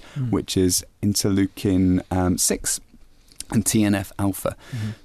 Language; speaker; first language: English; native; English